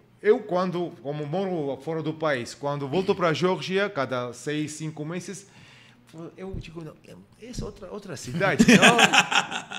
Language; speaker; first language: Portuguese; non-native, learner; Georgian